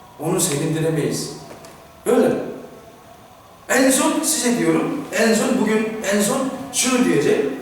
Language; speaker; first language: Turkish; non-native, fluent; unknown